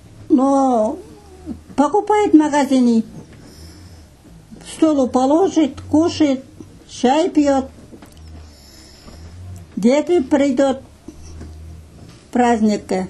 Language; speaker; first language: Russian; non-native, local second language; Kazakh